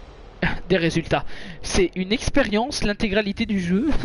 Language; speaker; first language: French; native; French